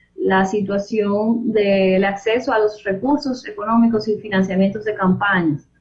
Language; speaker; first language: Spanish; native; Spanish